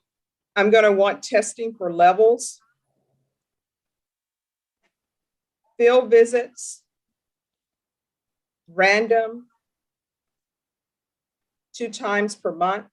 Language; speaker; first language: English; native; English